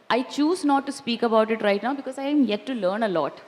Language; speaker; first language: English; non-native, local second language; Malayalam